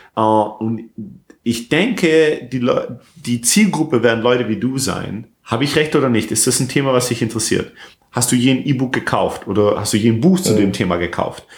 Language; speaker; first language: German; non-native, fluent; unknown